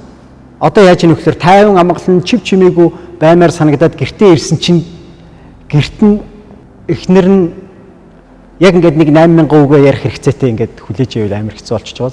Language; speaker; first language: Mongolian; native; Mongolian